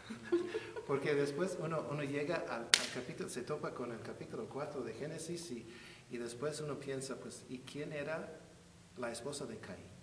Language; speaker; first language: Spanish; non-native, fluent; English